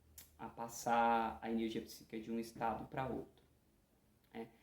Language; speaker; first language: Portuguese; native; Portuguese